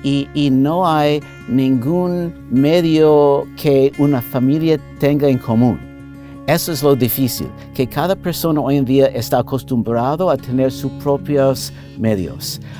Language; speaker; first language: Spanish; non-native, fluent; English